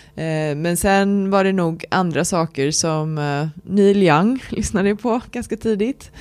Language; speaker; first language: Swedish; native; Swedish